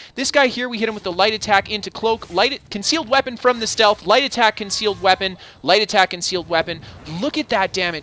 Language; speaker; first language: English; native; English